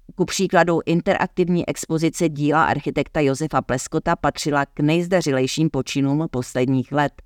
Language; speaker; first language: Czech; native; Czech